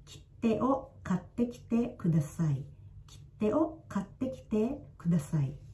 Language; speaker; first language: Japanese; non-native, fluent; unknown